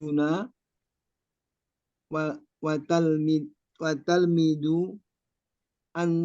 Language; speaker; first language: Arabic; non-native, learner; Indonesian